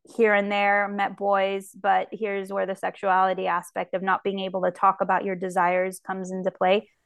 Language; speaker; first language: English; native; English